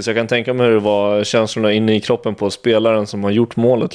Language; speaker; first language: Swedish; native; Swedish